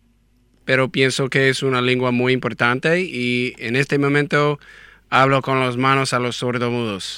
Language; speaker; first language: Spanish; non-native, learner; English